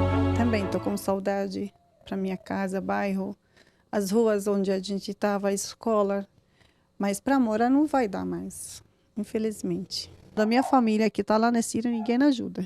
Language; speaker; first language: Portuguese; non-native, learner; Arabic